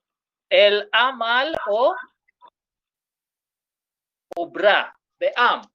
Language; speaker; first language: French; non-native, fluent; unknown